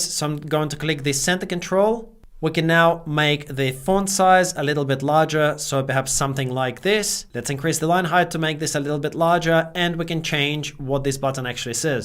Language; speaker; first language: English; native; English